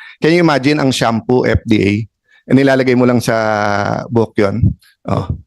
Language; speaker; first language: Filipino; native; Filipino